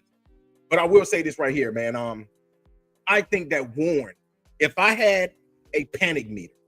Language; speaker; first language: English; native; English